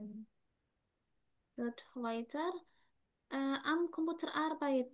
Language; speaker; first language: German; non-native, fluent; Indonesian